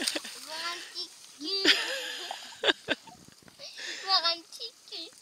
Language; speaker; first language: French; native; French